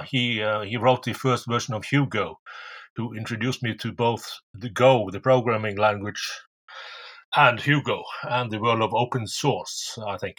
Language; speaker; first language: English; non-native, fluent; Norwegian